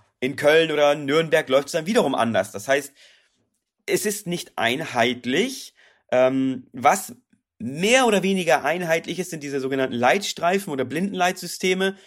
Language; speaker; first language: German; native; German